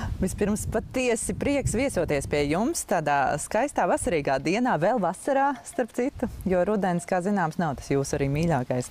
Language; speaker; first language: Latvian; native; Latvian